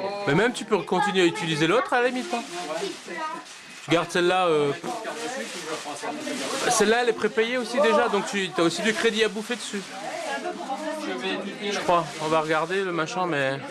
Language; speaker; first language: French; native; French